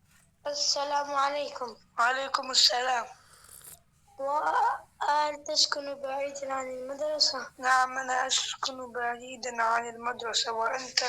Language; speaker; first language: Arabic; non-native, learner; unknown